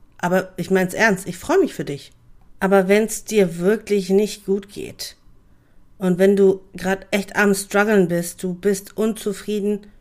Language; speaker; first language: German; native; German